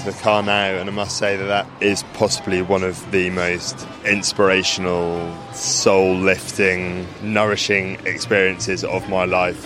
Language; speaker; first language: English; native; English